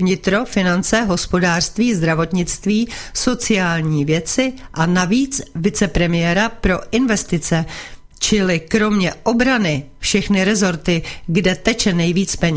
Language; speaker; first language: Czech; native; Czech